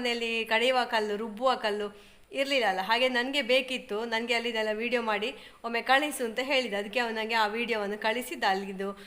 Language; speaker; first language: Kannada; non-native, local second language; Tulu